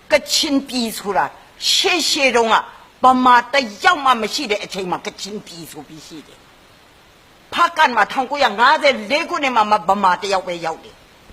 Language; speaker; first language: Burmese; non-native, local second language; Kachin